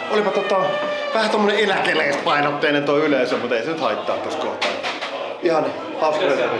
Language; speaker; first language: Finnish; native; Finnish